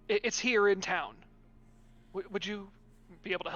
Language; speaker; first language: English; native; English